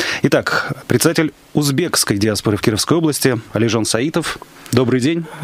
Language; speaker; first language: Russian; native; Russian